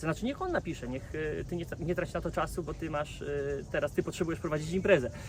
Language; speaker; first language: Polish; native; Polish